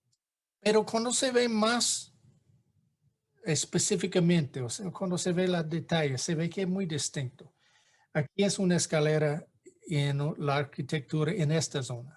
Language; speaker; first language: Spanish; non-native, fluent; English